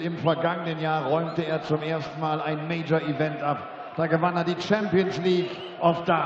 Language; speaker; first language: German; native; German